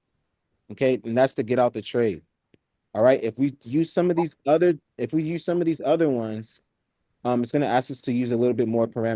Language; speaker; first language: English; native; English